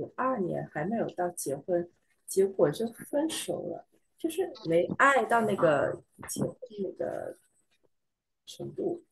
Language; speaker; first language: Chinese; non-native, learner; Vietnamese